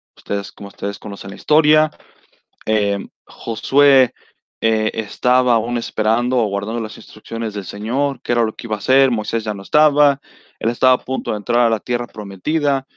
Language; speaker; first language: Spanish; early bilingual, heritage; Spanish